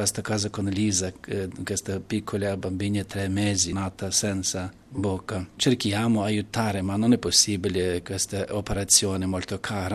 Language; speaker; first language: Italian; non-native, learner; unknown